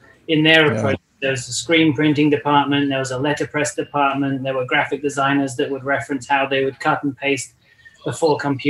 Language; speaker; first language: English; native; English